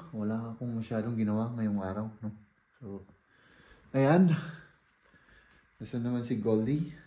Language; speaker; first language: Filipino; native; Filipino